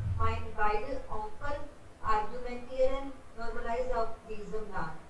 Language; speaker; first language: German; non-native, learner; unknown